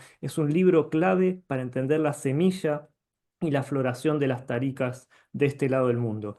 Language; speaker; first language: Spanish; native; Spanish